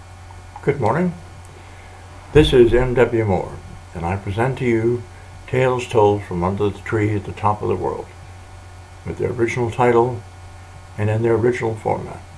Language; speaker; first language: English; native; English